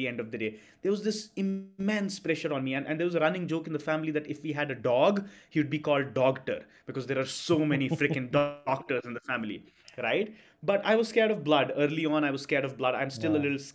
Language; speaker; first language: English; non-native, local second language; Kashmiri